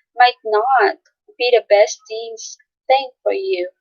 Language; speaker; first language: English; non-native, local second language; Filipino